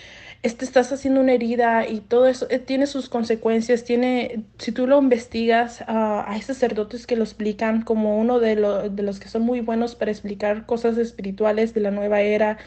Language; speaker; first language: Spanish; native; Spanish